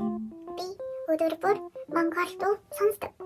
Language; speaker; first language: Mongolian; non-native, learner; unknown